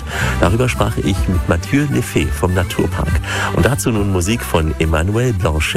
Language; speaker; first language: German; native; German